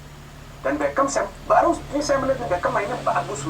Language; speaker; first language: Indonesian; native; Indonesian